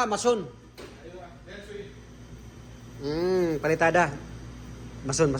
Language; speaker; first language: English; non-native, learner; Filipino